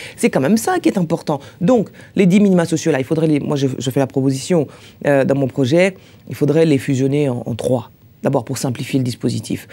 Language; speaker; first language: French; native; French